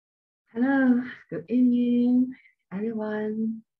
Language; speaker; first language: English; non-native, learner; Chinese